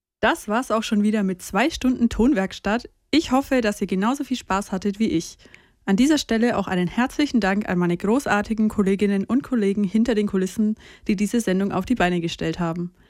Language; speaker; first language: German; native; German